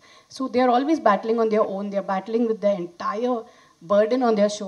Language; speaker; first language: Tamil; non-native, fluent; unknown